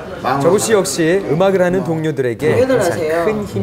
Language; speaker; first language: Korean; native; Korean